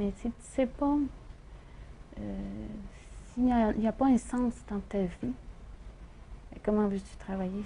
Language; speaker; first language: French; native; French